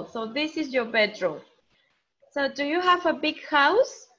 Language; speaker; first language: English; non-native, fluent; Spanish